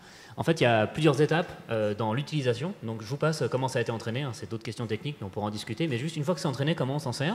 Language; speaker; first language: French; native; French